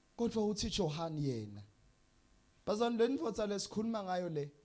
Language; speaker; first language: Zulu; non-native, local second language; Swati